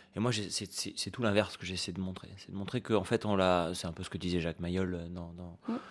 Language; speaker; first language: French; native; French